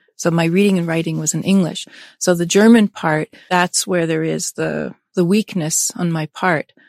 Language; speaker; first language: English; early bilingual, other home language; German